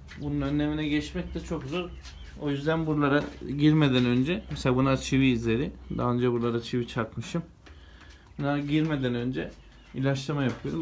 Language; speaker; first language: Turkish; native; Turkish